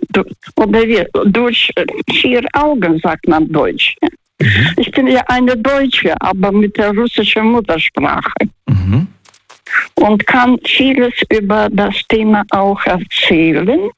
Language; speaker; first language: German; non-native, fluent; Russian